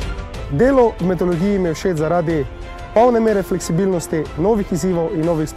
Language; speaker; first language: Slovenian; native; Slovenian